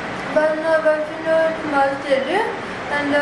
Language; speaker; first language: English; non-native, learner; Punjabi